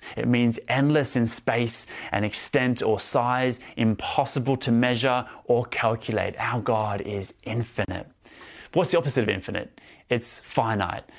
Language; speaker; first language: English; native; English